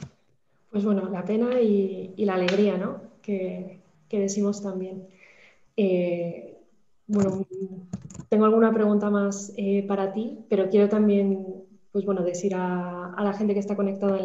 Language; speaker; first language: Spanish; native; Spanish